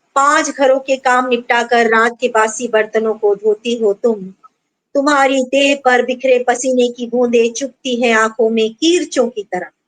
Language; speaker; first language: Hindi; non-native, local second language; Bangla